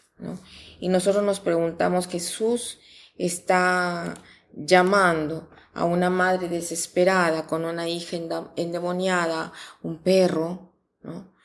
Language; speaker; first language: Spanish; non-native, fluent; Italian